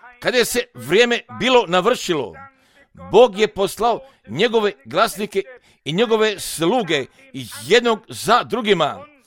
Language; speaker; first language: Croatian; non-native, fluent; German